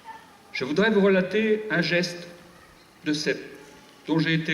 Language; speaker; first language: French; native; French